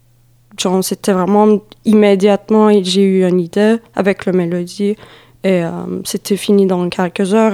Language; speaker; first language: French; non-native, fluent; Turkish